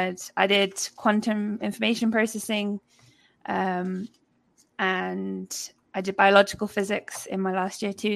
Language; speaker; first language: English; native; English